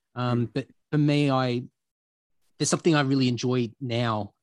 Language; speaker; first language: English; native; English